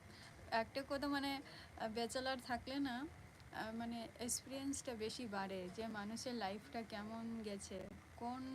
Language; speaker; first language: Bangla; non-native, local second language; Santali